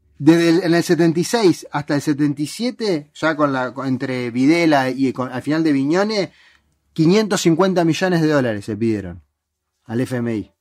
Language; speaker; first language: Spanish; native; Spanish